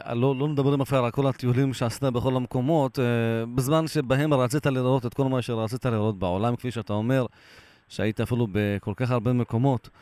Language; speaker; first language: Hebrew; native; Hebrew